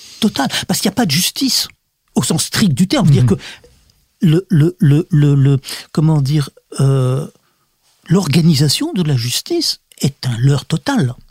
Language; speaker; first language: French; early bilingual, other home language; Russian